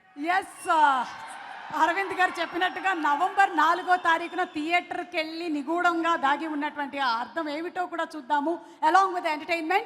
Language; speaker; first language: Telugu; native; Telugu